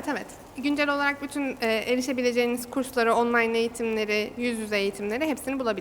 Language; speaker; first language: Turkish; native; Turkish